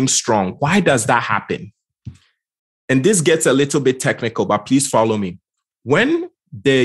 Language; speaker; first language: English; non-native, local second language; Akan